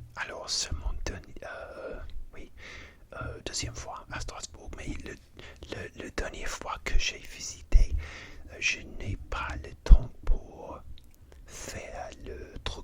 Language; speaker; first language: French; non-native, learner; English